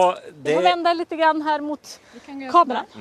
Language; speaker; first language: Swedish; native; Swedish